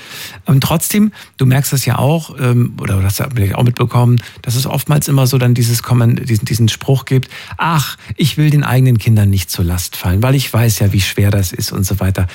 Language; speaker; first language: German; native; German